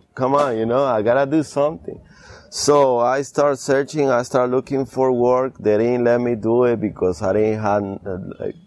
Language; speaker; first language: English; early bilingual, other home language; Spanish